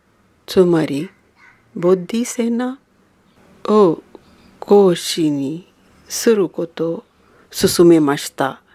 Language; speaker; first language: Japanese; non-native, fluent; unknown